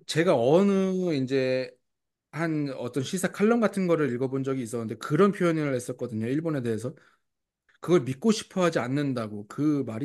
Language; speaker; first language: Korean; native; Korean